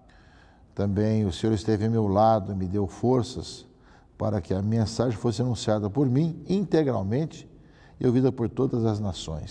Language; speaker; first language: Portuguese; native; Portuguese